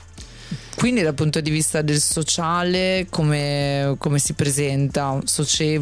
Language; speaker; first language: Italian; native; Italian